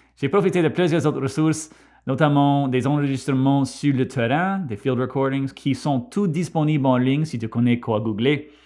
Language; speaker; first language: French; non-native, local second language; English